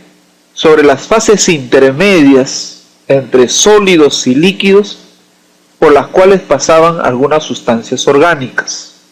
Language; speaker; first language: Spanish; native; Spanish